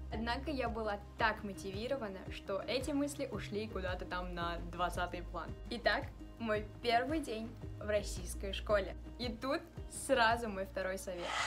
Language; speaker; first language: Russian; early bilingual, other home language; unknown